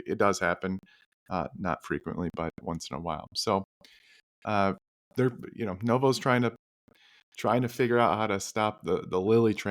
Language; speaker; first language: English; native; English